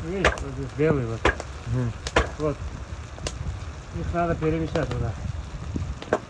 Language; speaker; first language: Russian; non-native, local second language; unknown